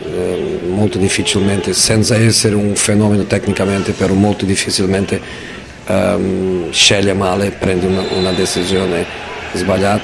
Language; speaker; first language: Italian; non-native, fluent; Portuguese